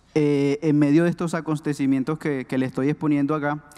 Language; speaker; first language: Spanish; non-native, local second language; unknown